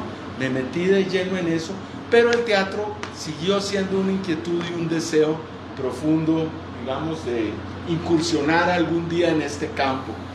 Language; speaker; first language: Spanish; native; Spanish